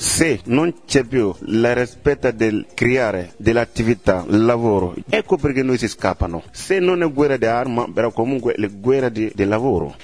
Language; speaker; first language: Italian; non-native, learner; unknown